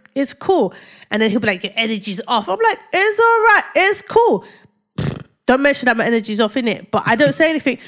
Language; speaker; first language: English; early bilingual, other home language; Yoruba